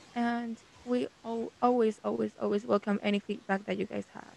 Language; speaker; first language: English; non-native, fluent; Spanish